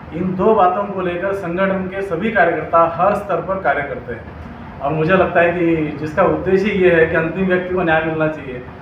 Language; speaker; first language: Hindi; non-native, local second language; Marathi